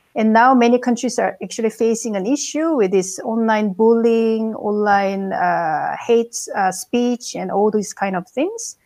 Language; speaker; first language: English; non-native, fluent; Korean